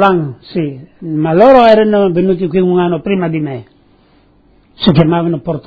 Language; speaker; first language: Italian; early bilingual, heritage; Italian